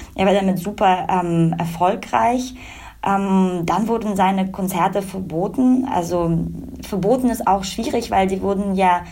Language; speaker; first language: German; early bilingual, other home language; Russian